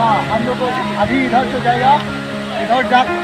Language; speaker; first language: Hindi; non-native, local second language; Karbi